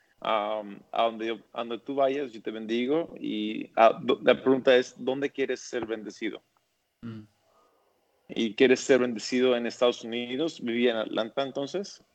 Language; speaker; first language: Spanish; early bilingual, other home language; English